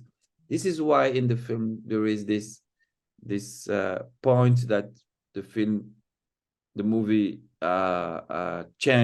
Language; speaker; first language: English; non-native, fluent; Arabic